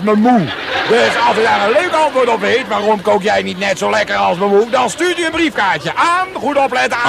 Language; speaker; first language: Dutch; native; Dutch